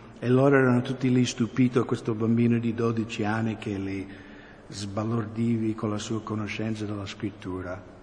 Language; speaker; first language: Italian; non-native, fluent; English